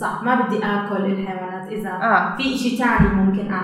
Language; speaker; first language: Arabic; native; Arabic